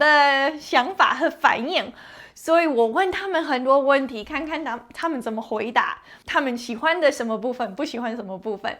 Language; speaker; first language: Chinese; non-native, fluent; English